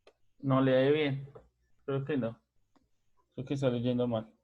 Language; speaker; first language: Spanish; native; Spanish